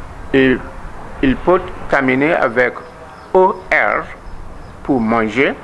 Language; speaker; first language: French; non-native, learner; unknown